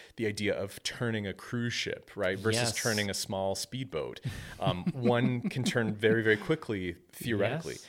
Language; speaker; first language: English; native; English